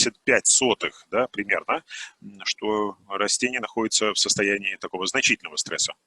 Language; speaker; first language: Russian; native; Russian